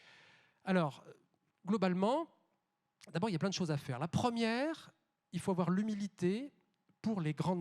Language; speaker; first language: French; native; French